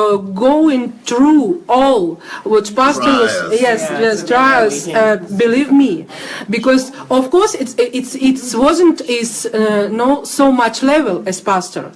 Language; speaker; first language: English; non-native, learner; Russian